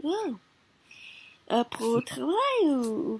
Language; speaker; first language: French; non-native, learner; Korean